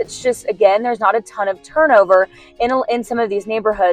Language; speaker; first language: English; native; English